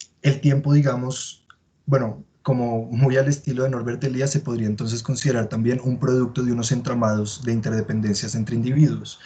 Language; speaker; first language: Spanish; native; Spanish